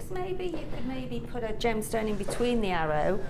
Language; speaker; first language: English; native; English